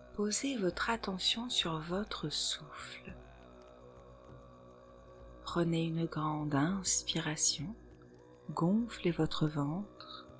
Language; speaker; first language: French; native; French